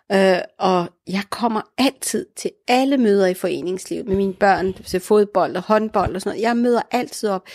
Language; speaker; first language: Danish; early bilingual, other home language; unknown